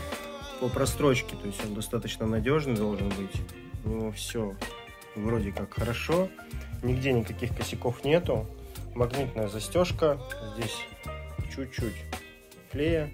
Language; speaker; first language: Russian; native; Russian